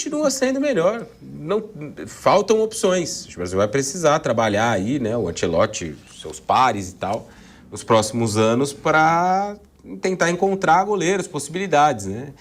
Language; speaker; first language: Portuguese; native; Portuguese